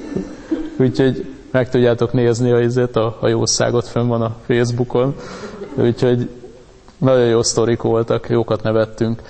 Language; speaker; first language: Hungarian; native; Hungarian